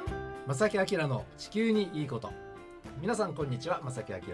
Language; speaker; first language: Japanese; native; Japanese